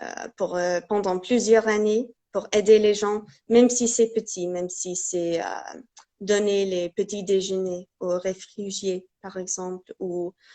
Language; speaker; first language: French; non-native, fluent; English